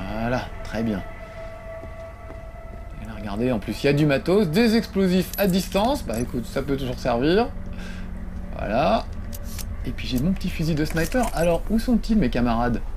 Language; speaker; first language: French; native; French